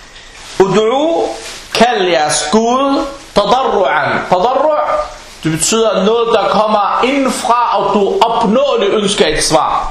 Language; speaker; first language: Danish; early bilingual, other home language; Arabic